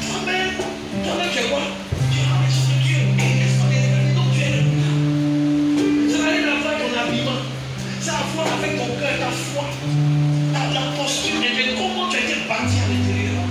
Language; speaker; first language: French; native; French